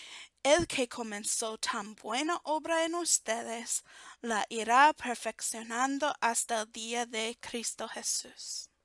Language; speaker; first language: Spanish; non-native, fluent; English